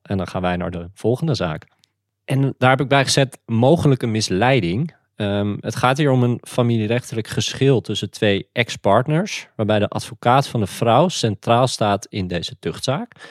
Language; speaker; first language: Dutch; native; Dutch